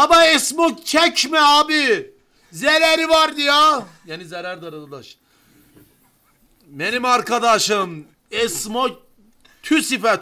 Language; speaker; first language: Turkish; non-native, learner; Azerbaijani